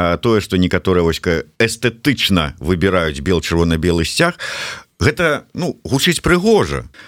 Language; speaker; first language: Belarusian; non-native, local second language; Russian